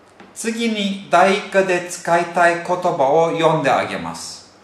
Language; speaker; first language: Japanese; non-native, fluent; Turkish